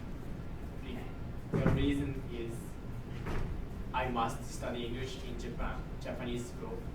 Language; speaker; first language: English; non-native, learner; Japanese